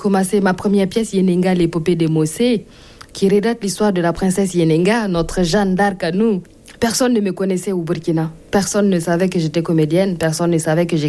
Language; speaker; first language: French; non-native, local second language; Mossi